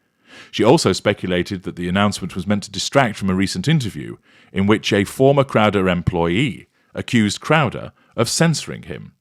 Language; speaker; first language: English; native; English